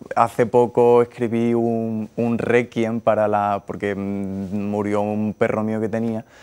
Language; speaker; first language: Spanish; native; Spanish